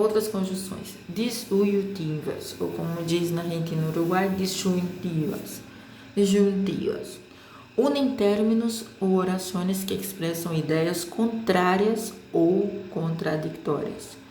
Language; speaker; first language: Portuguese; native; Portuguese